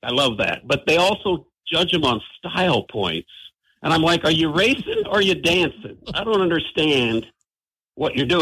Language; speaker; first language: English; native; English